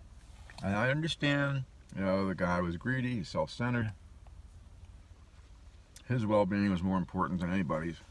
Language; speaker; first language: English; native; English